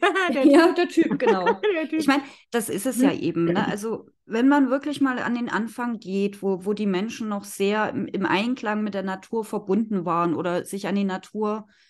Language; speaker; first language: German; native; German